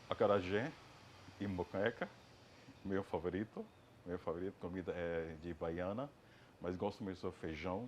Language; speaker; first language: Portuguese; non-native, fluent; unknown